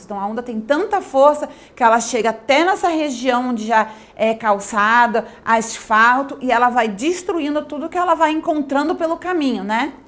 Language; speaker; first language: Portuguese; native; Portuguese